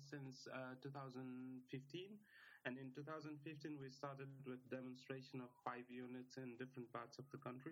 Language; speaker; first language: English; non-native, local second language; Nepali